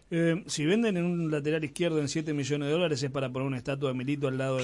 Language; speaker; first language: Spanish; native; Spanish